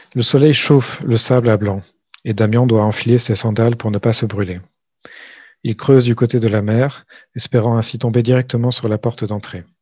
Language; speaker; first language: French; native; French